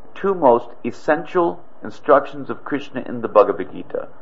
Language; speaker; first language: English; native; English